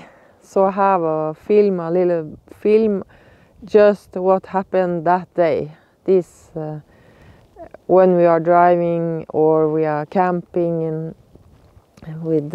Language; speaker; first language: English; non-native, learner; Norwegian